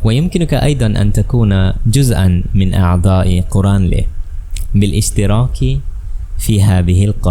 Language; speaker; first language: Arabic; non-native, fluent; Bangla